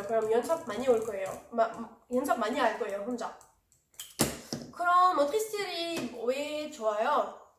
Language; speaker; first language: Korean; non-native, learner; French